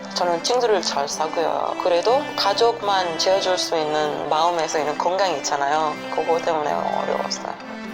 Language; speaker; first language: Korean; non-native, fluent; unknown